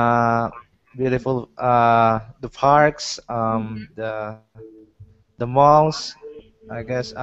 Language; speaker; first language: English; non-native, learner; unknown